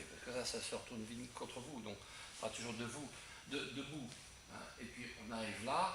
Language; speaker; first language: French; native; French